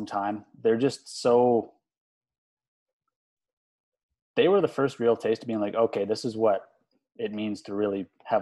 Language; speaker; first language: English; native; English